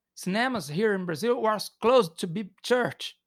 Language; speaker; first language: English; non-native, learner; Portuguese